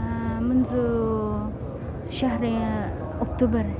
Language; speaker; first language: Arabic; non-native, learner; Indonesian